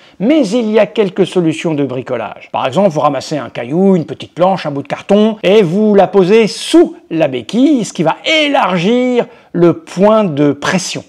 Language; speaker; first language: French; native; French